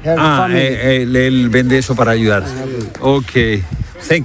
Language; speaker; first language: Spanish; native; Spanish